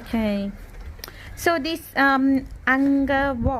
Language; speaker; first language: English; non-native, local second language; Tamil